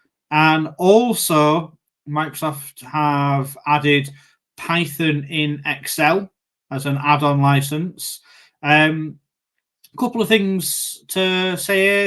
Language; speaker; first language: English; native; English